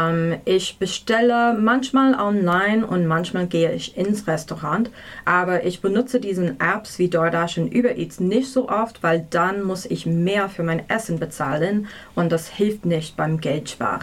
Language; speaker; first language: German; non-native, learner; English